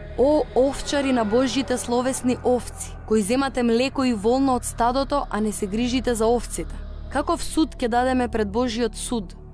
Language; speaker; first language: Macedonian; native; Macedonian